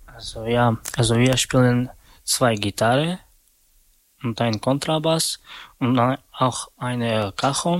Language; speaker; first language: German; non-native, learner; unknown